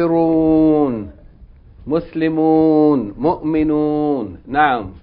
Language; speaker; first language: Arabic; non-native, fluent; English